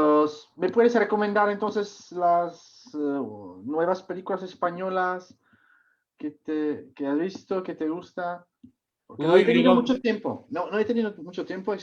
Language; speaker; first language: Spanish; non-native, fluent; Czech